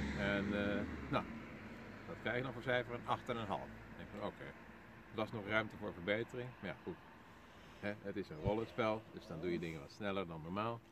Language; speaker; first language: Dutch; native; Dutch